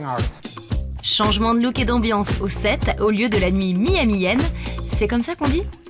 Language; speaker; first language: French; native; French